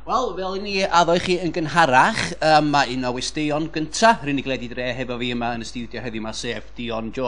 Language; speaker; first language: Welsh; native; Welsh